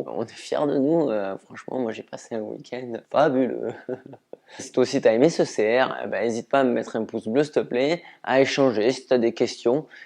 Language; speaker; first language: French; native; French